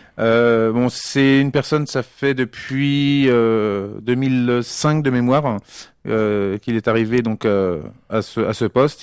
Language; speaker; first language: French; native; French